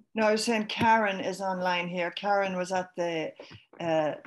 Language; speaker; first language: English; native; English